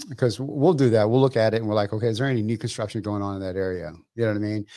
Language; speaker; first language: English; early bilingual, other home language; Vietnamese